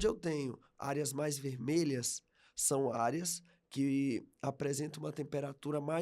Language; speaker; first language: Portuguese; native; Portuguese